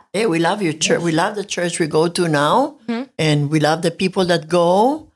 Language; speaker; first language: English; non-native, local second language; Spanish